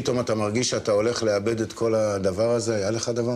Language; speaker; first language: Hebrew; native; Hebrew